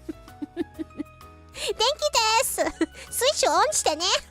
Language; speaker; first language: Japanese; non-native, learner; English